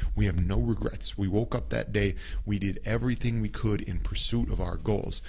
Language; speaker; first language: English; native; English